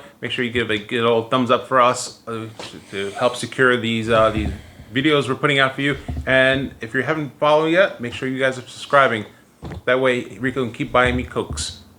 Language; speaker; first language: English; native; English